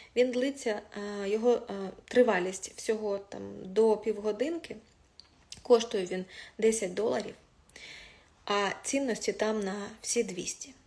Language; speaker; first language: Ukrainian; non-native, local second language; Russian